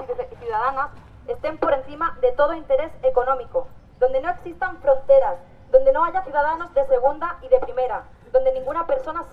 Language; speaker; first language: Spanish; native; Spanish